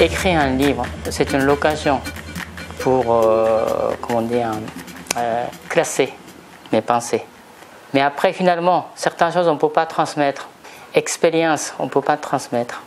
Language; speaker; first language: French; non-native, fluent; Japanese